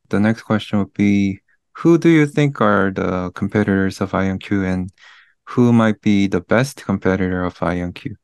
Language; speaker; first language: English; non-native, fluent; Korean